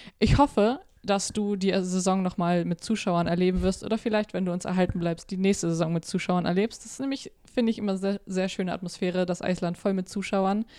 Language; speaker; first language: German; native; German